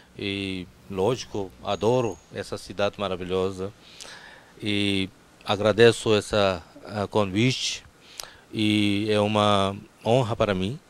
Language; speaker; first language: Portuguese; non-native, fluent; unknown